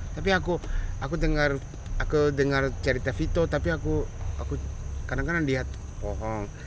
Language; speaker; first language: Indonesian; non-native, learner; Japanese